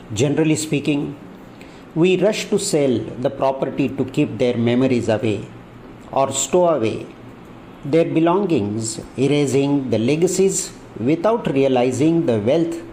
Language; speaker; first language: English; non-native, local second language; Marathi